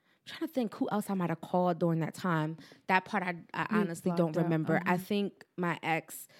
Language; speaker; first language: English; native; English